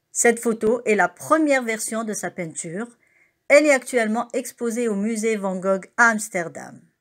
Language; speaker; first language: French; native; French